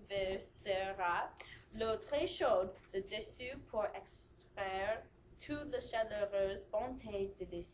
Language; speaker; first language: French; non-native, learner; English